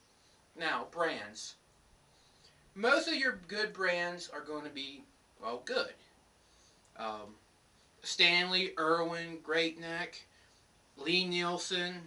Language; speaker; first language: English; native; English